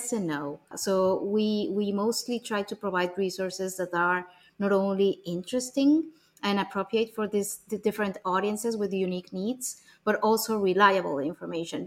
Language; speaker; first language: English; non-native, fluent; Spanish